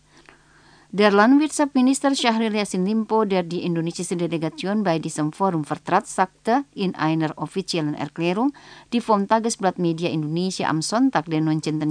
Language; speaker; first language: German; non-native, fluent; Indonesian